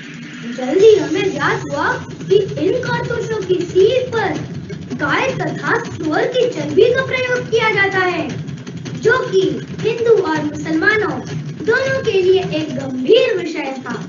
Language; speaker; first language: Hindi; native; Hindi